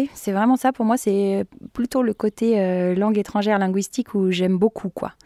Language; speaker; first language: French; native; French